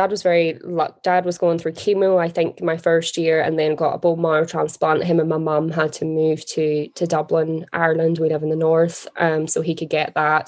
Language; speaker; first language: English; native; English